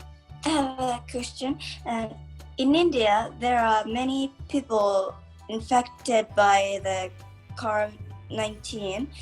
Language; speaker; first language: English; non-native, learner; Japanese